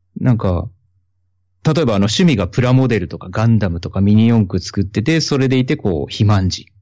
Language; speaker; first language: Japanese; native; Japanese